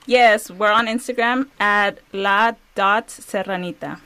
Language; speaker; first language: English; early bilingual, other home language; Spanish